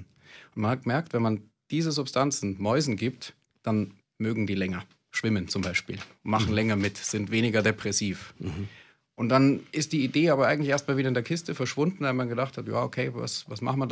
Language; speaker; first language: German; native; German